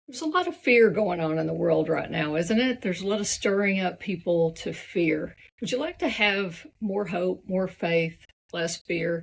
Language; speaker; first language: English; native; English